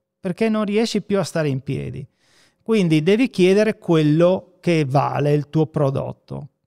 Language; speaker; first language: Italian; native; Italian